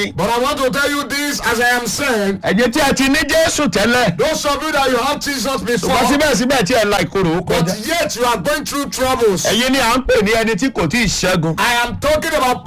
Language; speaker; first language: English; non-native, local second language; Yoruba